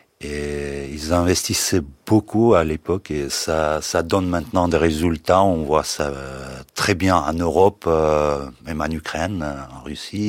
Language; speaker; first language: French; non-native, fluent; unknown